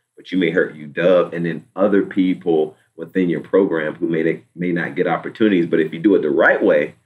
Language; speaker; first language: English; native; English